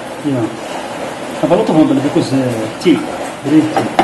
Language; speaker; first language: English; non-native, learner; Arabic